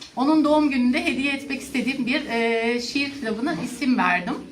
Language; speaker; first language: Turkish; native; Turkish